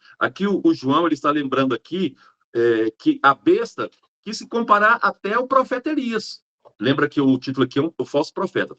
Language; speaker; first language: Portuguese; native; Portuguese